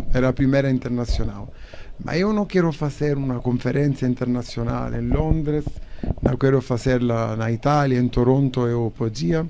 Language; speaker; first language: Portuguese; non-native, learner; Italian